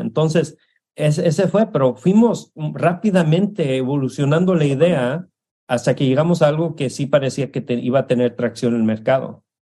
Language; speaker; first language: Spanish; early bilingual, heritage; Spanish